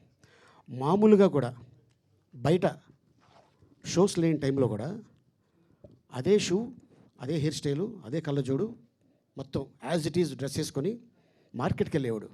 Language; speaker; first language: Telugu; native; Telugu